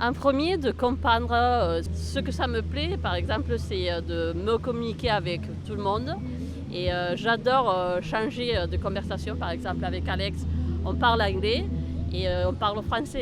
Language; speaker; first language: French; early bilingual, heritage; Spanish